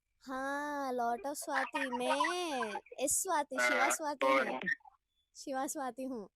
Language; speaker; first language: Hindi; non-native, local second language; Telugu